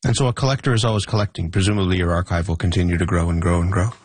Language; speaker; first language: English; native; English